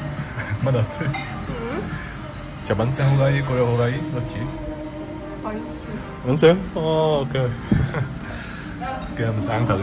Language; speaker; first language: Japanese; non-native, learner; Vietnamese